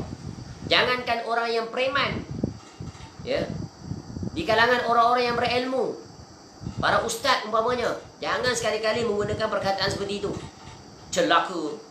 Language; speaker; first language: Malay; native; Malay